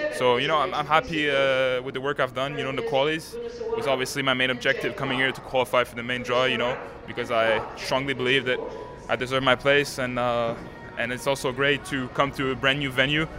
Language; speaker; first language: English; non-native, fluent; French